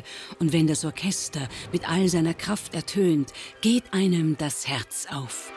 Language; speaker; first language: German; native; German